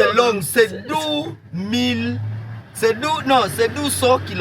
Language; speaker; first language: French; non-native, learner; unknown